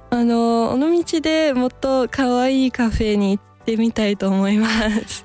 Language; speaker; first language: Japanese; non-native, fluent; English